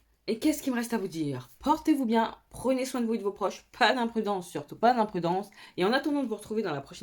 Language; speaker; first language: French; native; French